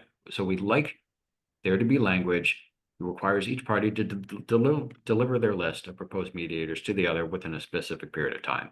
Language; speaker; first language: English; native; English